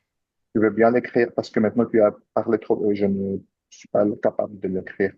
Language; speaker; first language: French; non-native, fluent; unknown